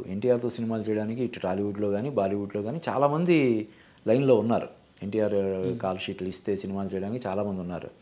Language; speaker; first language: Telugu; native; Telugu